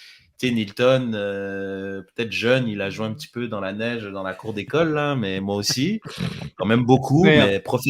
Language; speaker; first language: French; native; French